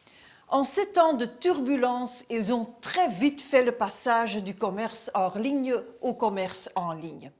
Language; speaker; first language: French; non-native, local second language; Dutch